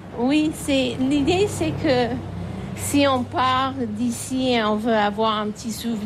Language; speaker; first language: French; non-native, fluent; English